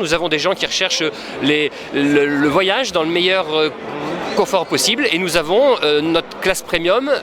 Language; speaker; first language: French; native; French